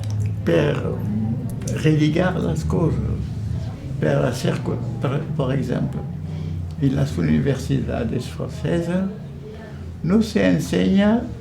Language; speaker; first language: Spanish; non-native, fluent; French